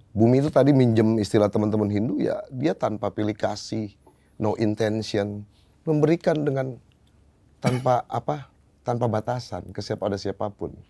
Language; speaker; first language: Indonesian; native; Indonesian